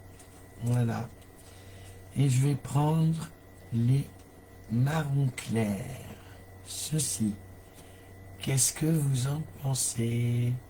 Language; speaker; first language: French; native; French